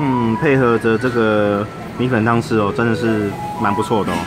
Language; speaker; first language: Chinese; native; Chinese